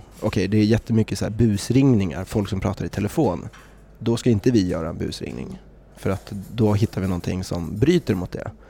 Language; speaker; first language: Swedish; native; Swedish